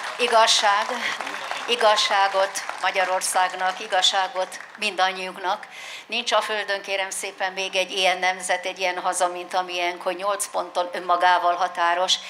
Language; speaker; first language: Hungarian; native; Hungarian